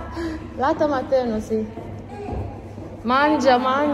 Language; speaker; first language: Italian; non-native, learner; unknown